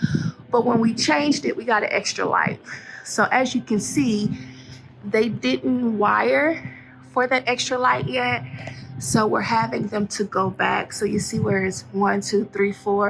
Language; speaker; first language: English; native; English